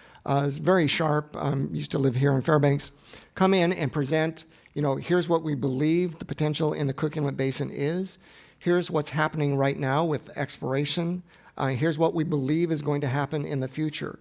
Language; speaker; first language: English; native; English